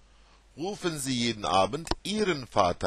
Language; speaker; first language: German; non-native, fluent; Turkish